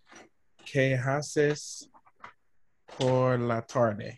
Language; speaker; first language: Spanish; non-native, learner; English